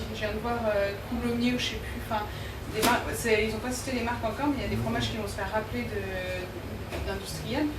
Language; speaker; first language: French; native; French